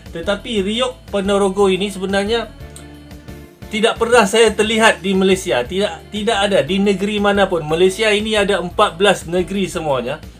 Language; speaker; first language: Malay; native; Malay